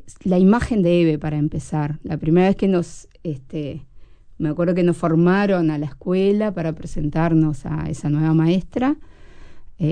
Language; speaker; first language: Spanish; native; Spanish